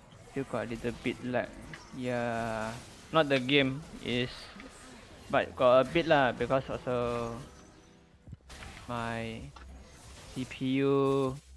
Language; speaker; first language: English; non-native, local second language; Chinese